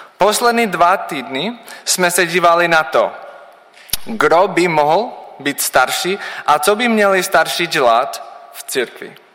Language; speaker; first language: Czech; non-native, learner; English